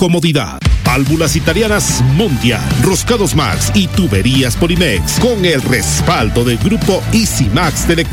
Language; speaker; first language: Spanish; native; Spanish